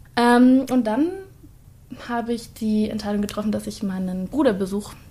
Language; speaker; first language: German; native; German